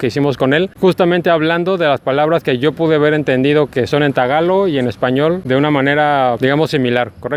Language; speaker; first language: Spanish; native; Spanish